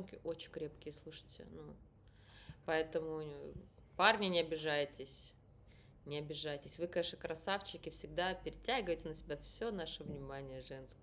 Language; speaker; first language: Russian; native; Russian